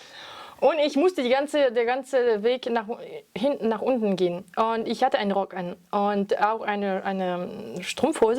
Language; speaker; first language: German; non-native, fluent; French